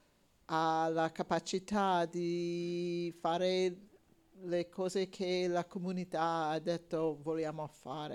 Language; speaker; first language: Italian; non-native, learner; English